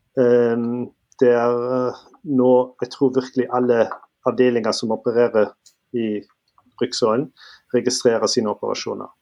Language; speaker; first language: Norwegian; non-native, fluent; German